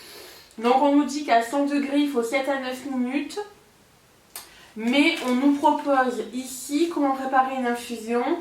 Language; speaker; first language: French; native; French